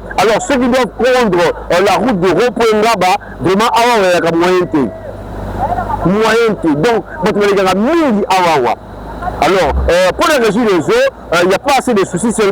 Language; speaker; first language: French; non-native, local second language; Lingala